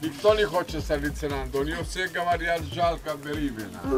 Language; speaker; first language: Russian; non-native, learner; Greek